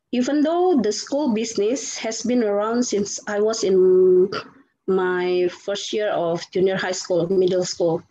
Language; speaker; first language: English; non-native, fluent; Indonesian